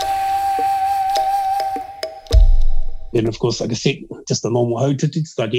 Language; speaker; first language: English; native; English